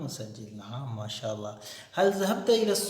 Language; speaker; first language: Arabic; non-native, fluent; Urdu